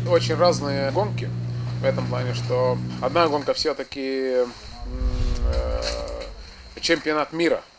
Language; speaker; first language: Russian; non-native, fluent; Estonian